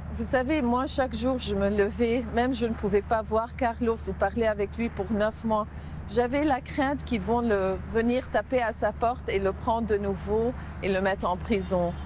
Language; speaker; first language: French; non-native, local second language; Arabic